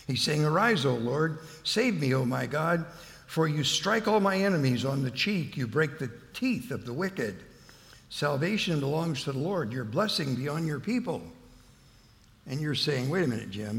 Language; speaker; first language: English; native; English